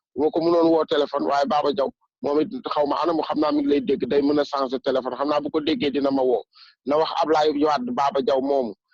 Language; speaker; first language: Wolof; non-native, local second language; Bambara